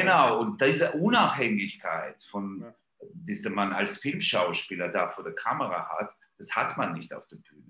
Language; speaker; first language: German; non-native, fluent; Georgian